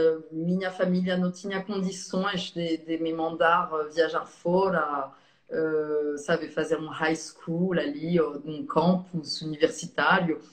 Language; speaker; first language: Portuguese; non-native, fluent; French